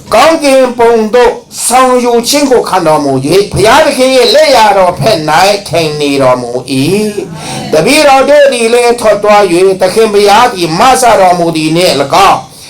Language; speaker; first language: Burmese; non-native, local second language; Hakha Chin